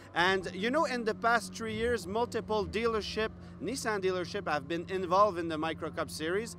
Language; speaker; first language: English; non-native, fluent; French